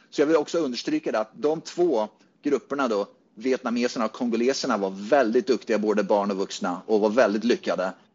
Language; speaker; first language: Swedish; native; Swedish